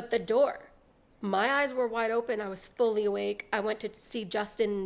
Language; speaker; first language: English; native; English